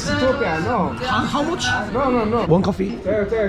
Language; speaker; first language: English; non-native, learner; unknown